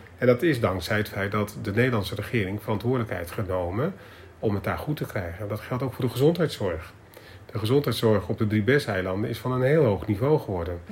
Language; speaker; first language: Dutch; native; Dutch